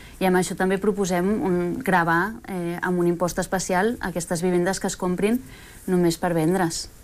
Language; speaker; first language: Catalan; early bilingual, other home language; Spanish